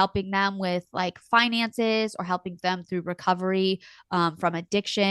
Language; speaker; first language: English; native; English